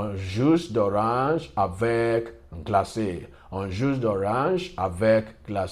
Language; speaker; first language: French; non-native, learner; English